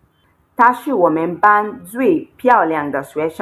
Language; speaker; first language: Chinese; non-native, fluent; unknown